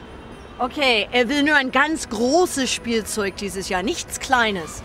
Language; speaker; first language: German; non-native, learner; English